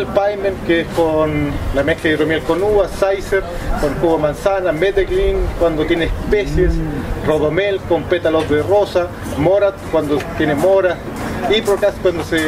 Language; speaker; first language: Spanish; native; Spanish